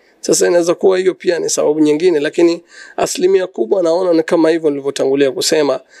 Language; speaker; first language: Swahili; native; Swahili